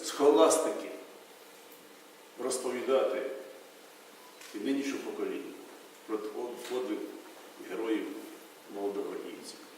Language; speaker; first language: Ukrainian; native; Ukrainian